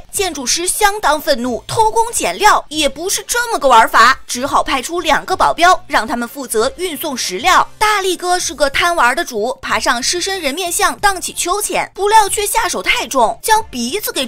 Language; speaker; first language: Chinese; native; Chinese